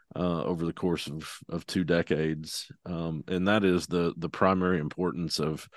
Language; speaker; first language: English; native; English